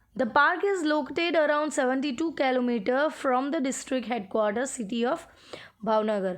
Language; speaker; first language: English; non-native, local second language; Gujarati